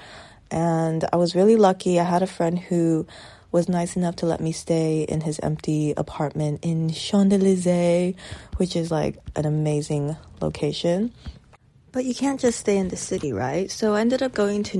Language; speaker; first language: English; native; English